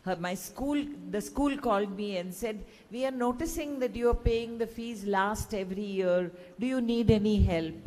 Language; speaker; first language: English; non-native, local second language; Kannada